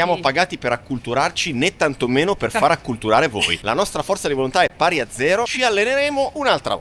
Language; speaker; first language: Italian; native; Italian